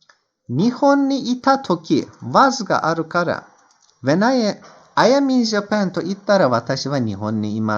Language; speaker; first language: Japanese; non-native, fluent; Turkish